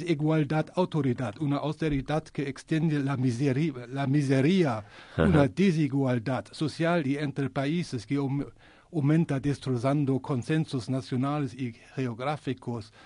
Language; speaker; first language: Spanish; non-native, learner; German